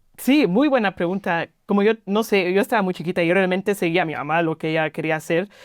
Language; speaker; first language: Spanish; native; Spanish